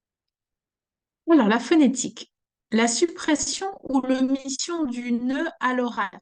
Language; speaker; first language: French; native; French